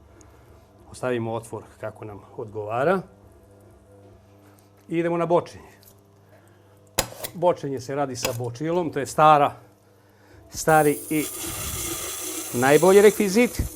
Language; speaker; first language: Bosnian; native; Bosnian